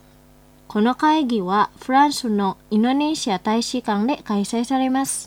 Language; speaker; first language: Japanese; non-native, fluent; Indonesian